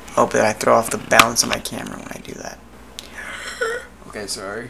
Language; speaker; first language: English; native; English